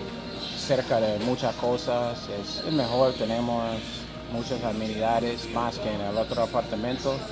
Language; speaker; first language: Spanish; non-native, learner; English